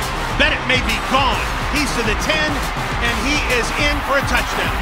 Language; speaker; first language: English; native; English